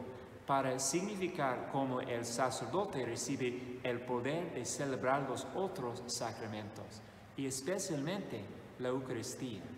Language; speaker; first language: Spanish; non-native, fluent; English